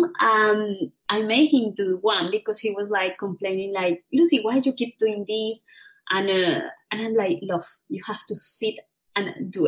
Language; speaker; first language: English; non-native, fluent; Spanish